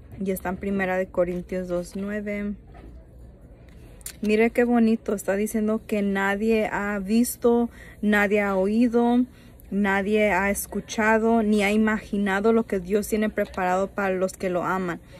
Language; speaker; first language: Spanish; early bilingual, heritage; Spanish